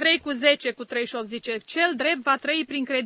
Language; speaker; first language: Romanian; native; Romanian